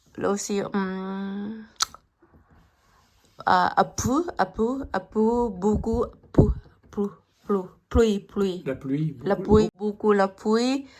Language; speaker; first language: French; non-native, learner; Thai